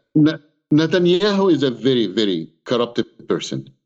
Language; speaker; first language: English; non-native, fluent; Arabic